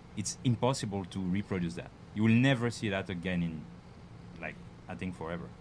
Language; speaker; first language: English; non-native, fluent; French